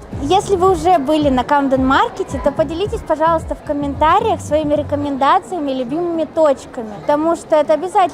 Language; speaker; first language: Russian; native; Russian